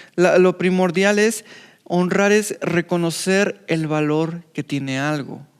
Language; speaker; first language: Spanish; native; Spanish